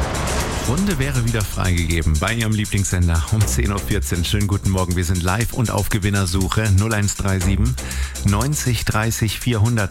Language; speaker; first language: German; native; German